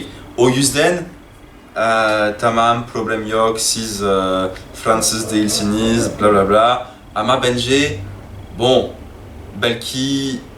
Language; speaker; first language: Turkish; non-native, learner; French